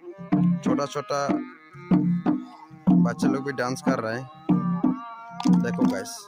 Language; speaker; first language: Hindi; non-native, local second language; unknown